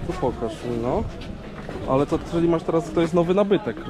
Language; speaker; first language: Polish; native; Polish